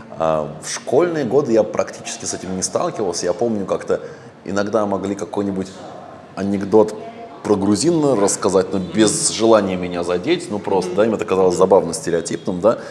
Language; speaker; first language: Russian; early bilingual, other home language; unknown